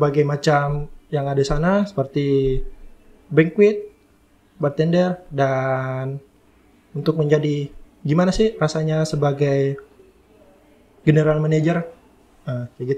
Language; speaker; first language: Indonesian; native; Indonesian